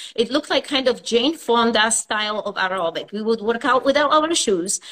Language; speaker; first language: English; non-native, fluent; Polish